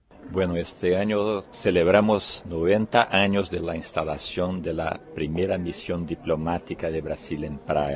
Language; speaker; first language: Spanish; non-native, fluent; Portuguese